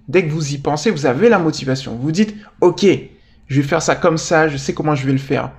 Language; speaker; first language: French; native; French